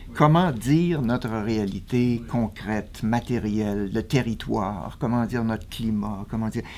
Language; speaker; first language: French; native; French